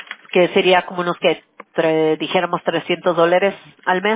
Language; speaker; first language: Spanish; early bilingual, other home language; English